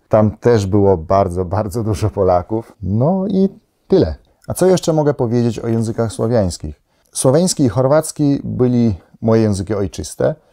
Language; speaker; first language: Polish; non-native, fluent; Slovenian